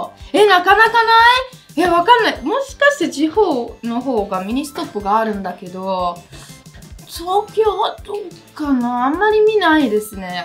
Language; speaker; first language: Japanese; non-native, fluent; Italian